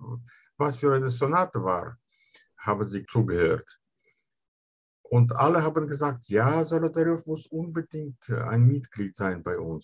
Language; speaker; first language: German; non-native, fluent; Russian